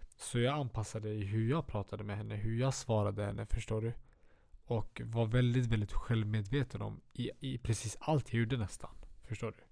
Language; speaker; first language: Swedish; native; Swedish